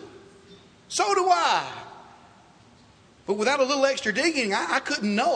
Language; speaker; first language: English; native; English